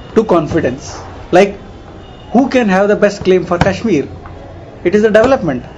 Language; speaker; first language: English; non-native, local second language; Kannada